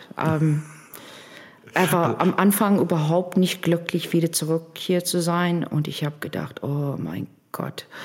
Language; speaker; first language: German; non-native, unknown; English